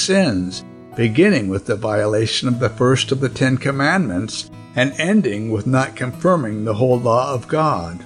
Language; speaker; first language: English; non-native, local second language; Yoruba